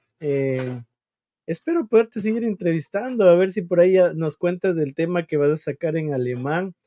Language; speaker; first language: Spanish; native; Spanish